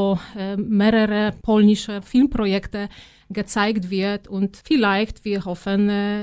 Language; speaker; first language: German; non-native, fluent; Polish